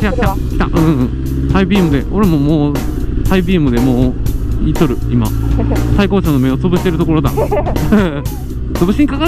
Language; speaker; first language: Japanese; native; Japanese